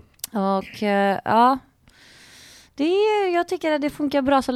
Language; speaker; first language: Swedish; non-native, fluent; Greek